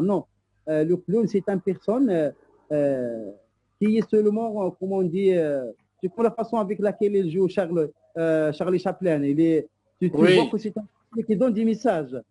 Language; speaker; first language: French; non-native, local second language; Arabic